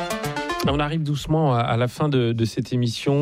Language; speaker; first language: French; native; French